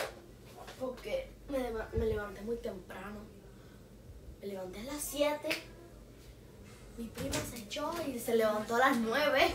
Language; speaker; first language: Spanish; early bilingual, heritage; Spanish